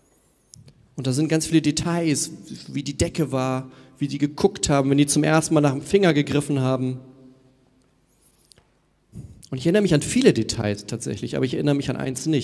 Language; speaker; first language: German; native; German